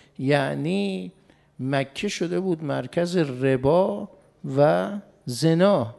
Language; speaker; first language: Persian; native; Persian